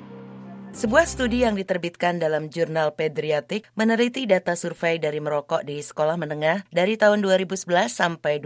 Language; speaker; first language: Indonesian; native; Indonesian